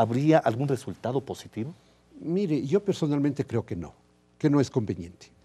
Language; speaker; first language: Spanish; native; Spanish